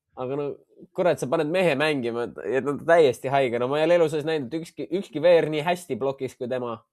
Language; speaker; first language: Estonian; native; Estonian